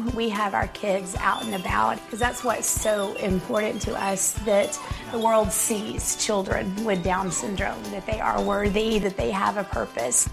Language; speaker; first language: English; native; English